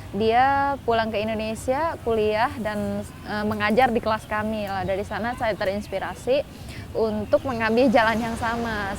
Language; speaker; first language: Indonesian; native; Indonesian